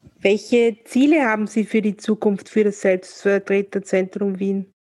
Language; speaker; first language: German; native; German